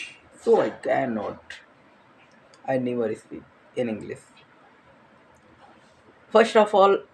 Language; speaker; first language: English; non-native, learner; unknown